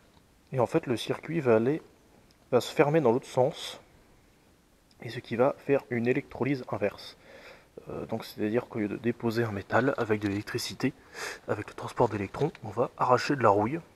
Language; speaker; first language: French; native; French